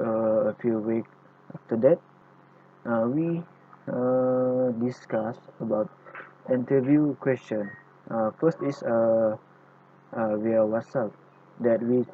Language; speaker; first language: English; non-native, local second language; Malay